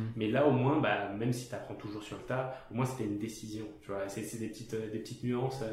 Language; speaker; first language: French; native; French